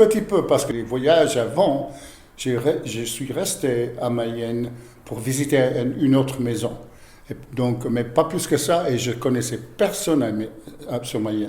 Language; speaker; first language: French; non-native, fluent; English